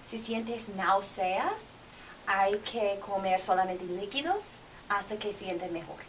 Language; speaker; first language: Spanish; non-native, learner; English